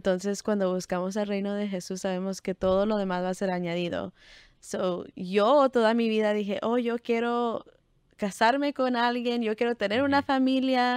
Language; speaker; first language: Spanish; early bilingual, heritage; Spanish